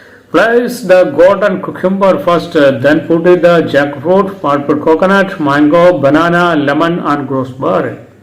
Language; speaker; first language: English; non-native, local second language; Malayalam